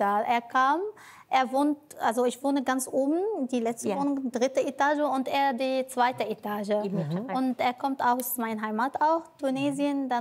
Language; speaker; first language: German; non-native, learner; Arabic